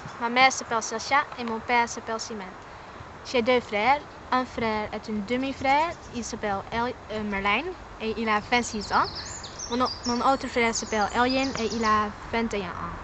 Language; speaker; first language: French; non-native, learner; Dutch